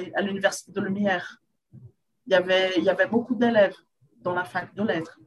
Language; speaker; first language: French; non-native, fluent; Portuguese